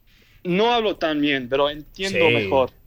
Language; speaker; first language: Spanish; early bilingual, heritage; English